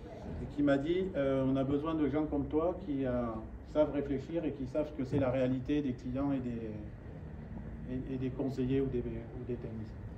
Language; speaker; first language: French; native; French